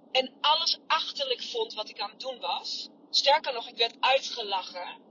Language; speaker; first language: Dutch; non-native, fluent; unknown